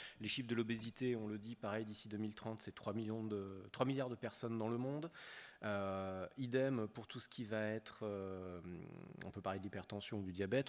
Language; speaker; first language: French; native; French